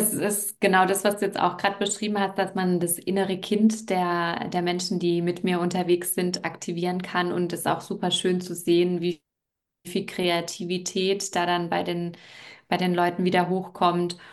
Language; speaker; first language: German; native; German